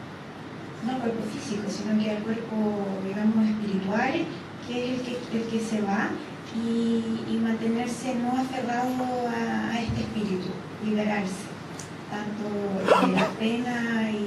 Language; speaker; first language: Spanish; native; Spanish